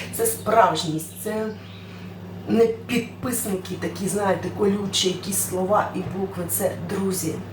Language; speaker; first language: Ukrainian; non-native, local second language; Russian